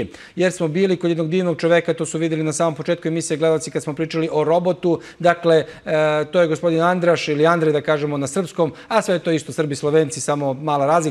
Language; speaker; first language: Serbian; native; Serbian